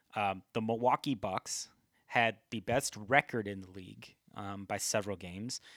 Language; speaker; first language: English; native; English